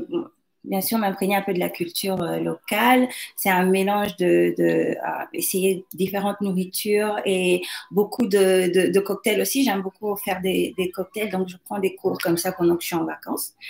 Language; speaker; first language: French; non-native, local second language; Lingala